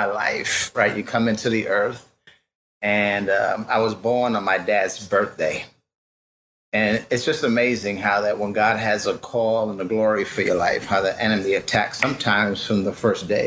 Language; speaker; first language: English; native; English